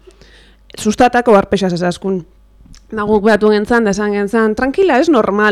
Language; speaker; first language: Basque; native; Basque